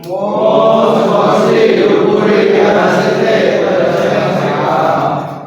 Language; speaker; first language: Japanese; non-native, learner; Indonesian